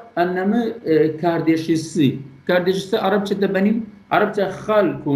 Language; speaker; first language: Turkish; non-native, learner; Kurdish